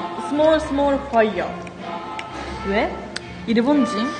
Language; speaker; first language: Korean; non-native, learner; Japanese